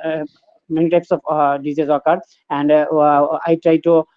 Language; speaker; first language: English; non-native, learner; Bangla